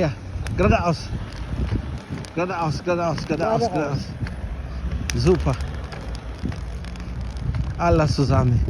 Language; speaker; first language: German; non-native, learner; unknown